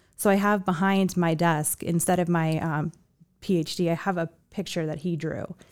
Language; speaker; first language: English; native; English